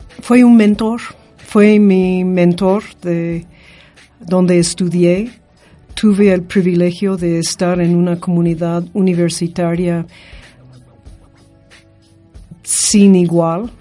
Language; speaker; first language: Spanish; non-native, fluent; English